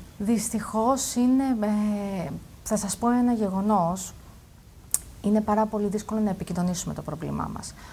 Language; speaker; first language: Greek; native; Greek